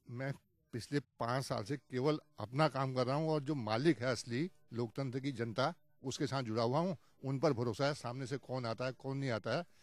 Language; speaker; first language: Hindi; native; Hindi